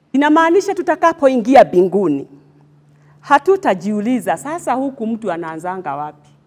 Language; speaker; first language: Swahili; non-native, local second language; Kikuyu